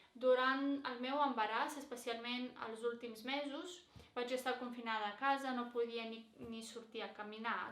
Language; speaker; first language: Catalan; non-native, fluent; Greek